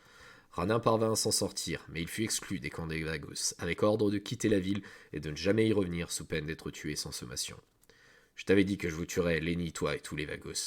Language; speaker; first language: French; native; French